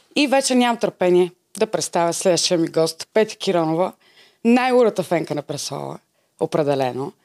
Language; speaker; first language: Bulgarian; native; Bulgarian